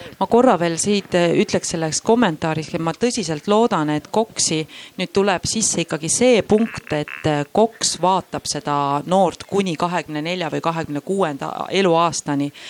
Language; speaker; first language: Estonian; native; Estonian